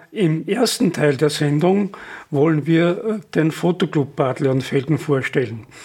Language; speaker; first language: German; native; German